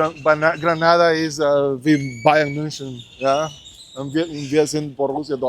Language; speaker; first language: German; non-native, learner; Spanish